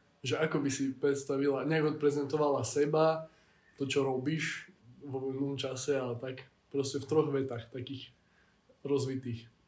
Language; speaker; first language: Slovak; native; Slovak